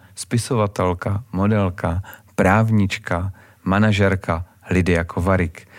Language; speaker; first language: Czech; native; Czech